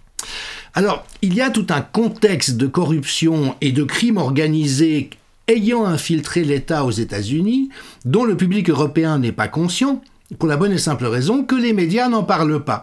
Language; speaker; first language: French; native; French